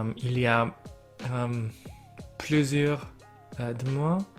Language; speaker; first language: French; non-native, learner; English